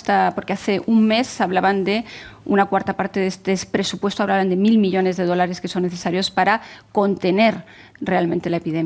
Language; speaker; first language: Spanish; native; Spanish